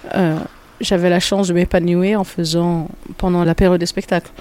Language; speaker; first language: French; native; French